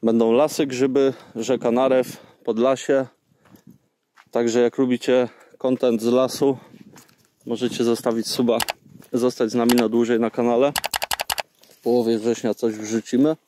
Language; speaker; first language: Polish; native; Polish